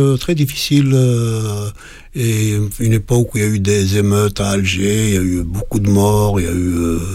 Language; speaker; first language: French; non-native, local second language; Kabyle